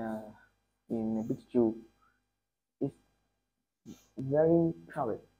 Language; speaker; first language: English; non-native, learner; Vietnamese